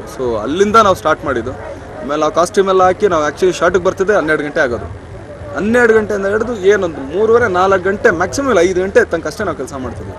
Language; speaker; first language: Kannada; native; Kannada